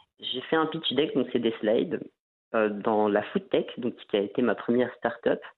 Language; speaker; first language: French; non-native, local second language; Arabic